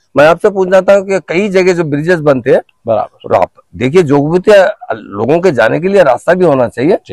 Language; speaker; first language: Hindi; non-native, local second language; Urdu